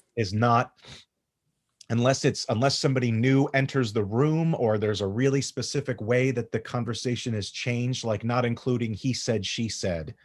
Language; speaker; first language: English; native; English